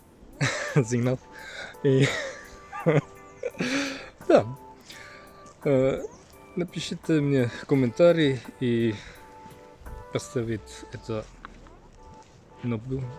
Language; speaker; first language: Russian; non-native, learner; Finnish